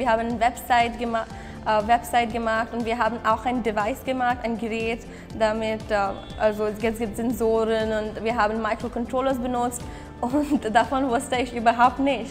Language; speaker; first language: German; non-native, fluent; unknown